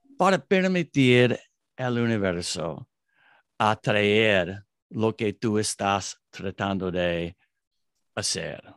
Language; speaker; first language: Spanish; non-native, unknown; English